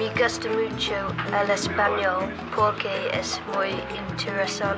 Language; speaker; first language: Spanish; non-native, learner; English